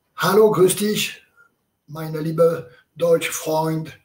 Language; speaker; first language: German; non-native, learner; French